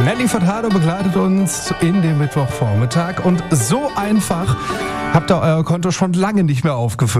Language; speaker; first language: German; native; German